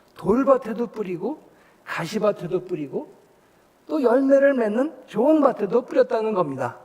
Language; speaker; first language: Korean; native; Korean